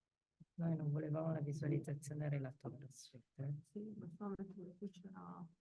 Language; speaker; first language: Italian; native; Italian